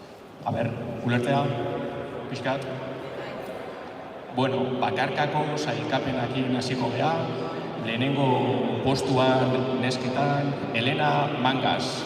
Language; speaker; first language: Basque; native; Basque